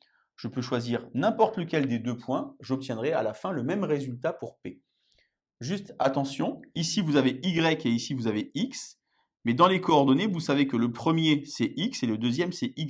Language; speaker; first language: French; native; French